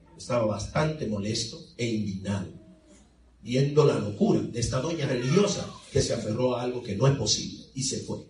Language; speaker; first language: Spanish; native; Spanish